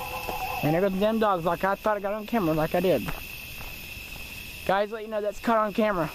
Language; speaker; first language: English; native; English